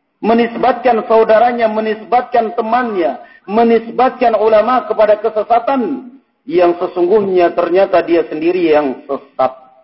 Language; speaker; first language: Indonesian; native; Indonesian